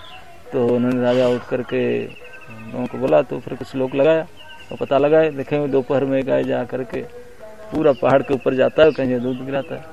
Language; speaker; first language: Hindi; non-native, local second language; Odia